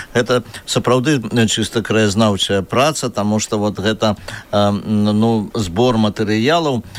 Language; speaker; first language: Belarusian; native; Belarusian